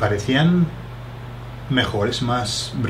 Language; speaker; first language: Spanish; non-native, fluent; English